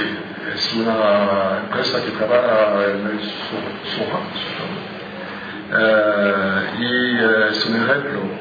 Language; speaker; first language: Spanish; non-native, fluent; French